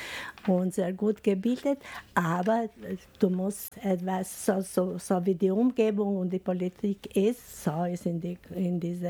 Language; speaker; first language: German; non-native, fluent; Albanian